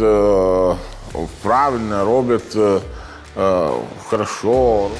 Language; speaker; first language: Ukrainian; non-native, learner; Italian